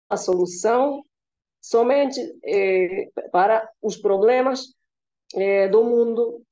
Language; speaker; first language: Portuguese; non-native, fluent; Hungarian